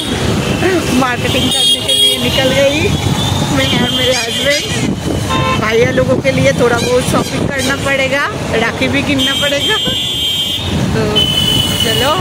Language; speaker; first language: Hindi; non-native, local second language; Bangla